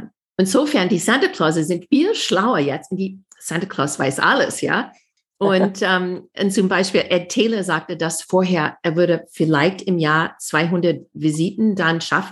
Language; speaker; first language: German; non-native, fluent; English